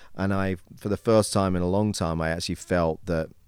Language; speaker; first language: English; native; English